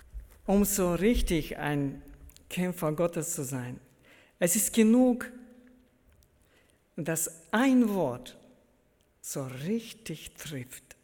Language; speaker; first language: German; early bilingual, heritage; German